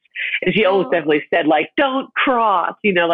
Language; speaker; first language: English; native; English